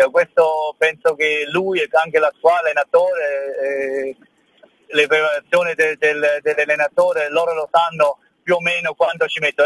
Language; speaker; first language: Italian; early bilingual, heritage; German